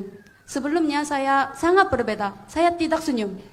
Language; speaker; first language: Indonesian; non-native, fluent; Korean